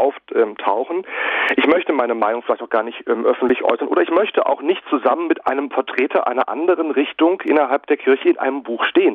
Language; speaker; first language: German; native; German